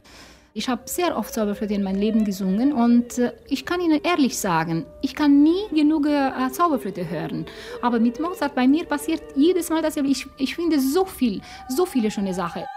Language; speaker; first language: German; non-native, fluent; Romanian